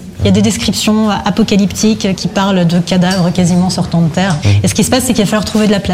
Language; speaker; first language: French; native; French